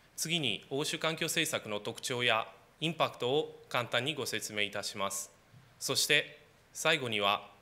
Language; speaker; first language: Japanese; non-native, fluent; Romanian